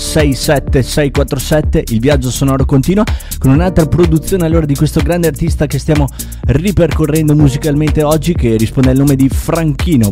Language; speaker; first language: Italian; native; Italian